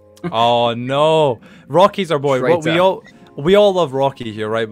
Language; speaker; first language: English; native; English